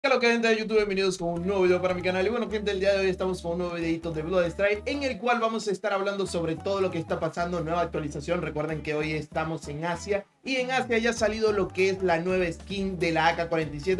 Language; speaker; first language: Spanish; native; Spanish